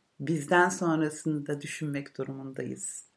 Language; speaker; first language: Turkish; native; Turkish